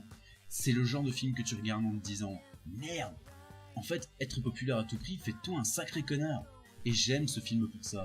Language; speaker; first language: French; native; French